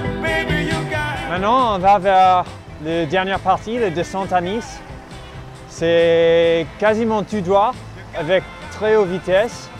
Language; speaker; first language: French; non-native, fluent; English